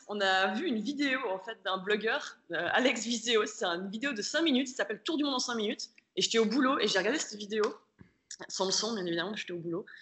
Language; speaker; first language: French; native; French